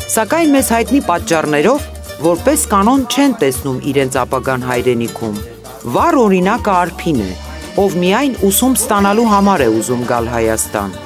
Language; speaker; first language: Armenian; native; Armenian